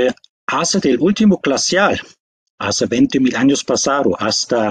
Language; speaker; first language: Spanish; non-native, fluent; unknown